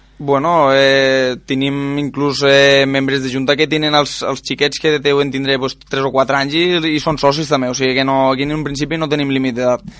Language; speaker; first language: Catalan; native; Catalan